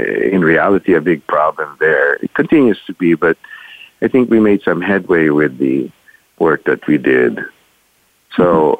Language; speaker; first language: English; non-native, local second language; Filipino